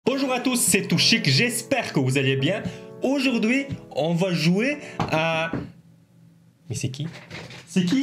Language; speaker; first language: French; non-native, learner; Mongolian